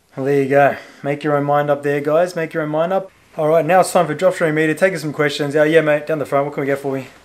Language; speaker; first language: English; native; English